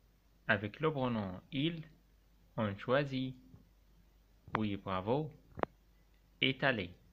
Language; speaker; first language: French; non-native, fluent; Arabic